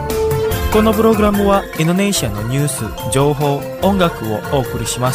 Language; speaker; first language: Japanese; non-native, fluent; Indonesian